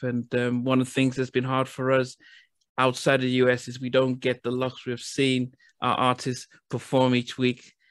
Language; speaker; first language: English; native; English